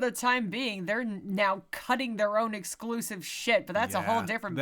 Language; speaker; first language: English; native; English